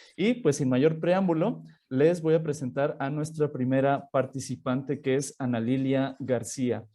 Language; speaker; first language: Spanish; native; Spanish